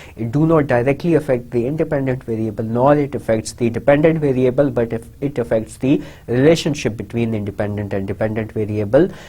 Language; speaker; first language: English; non-native, local second language; Urdu